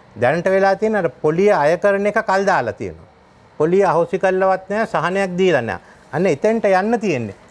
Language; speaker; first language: Sinhala; native; Sinhala